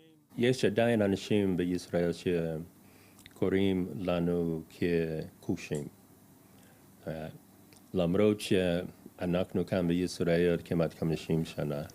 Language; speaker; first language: Hebrew; non-native, fluent; English